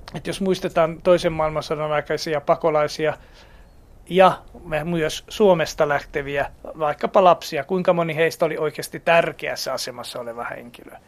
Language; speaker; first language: Finnish; non-native, fluent; Hungarian